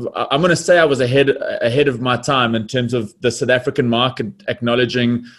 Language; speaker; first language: English; native; English